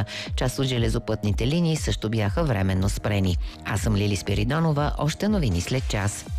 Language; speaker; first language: Bulgarian; native; Bulgarian